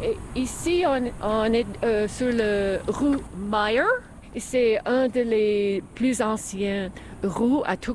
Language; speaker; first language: French; non-native, fluent; English